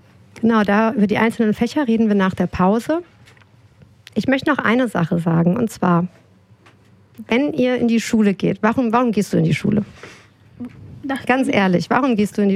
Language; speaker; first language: German; native; German